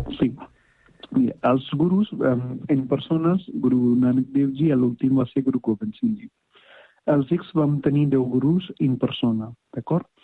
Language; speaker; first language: Catalan; non-native, fluent; Punjabi